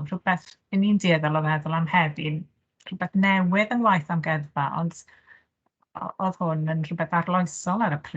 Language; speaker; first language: Welsh; native; Welsh